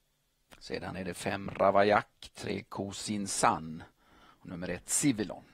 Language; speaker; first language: Swedish; native; Swedish